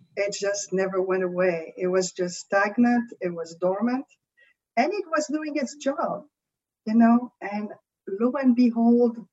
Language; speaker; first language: English; non-native, fluent; French